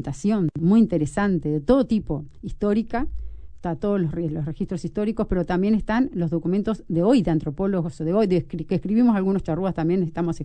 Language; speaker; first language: Spanish; native; Spanish